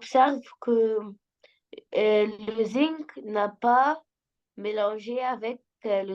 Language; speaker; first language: French; non-native, learner; Arabic